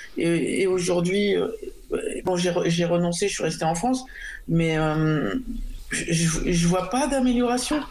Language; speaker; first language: French; native; French